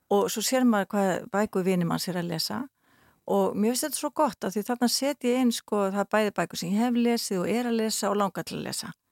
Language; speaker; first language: Icelandic; native; Icelandic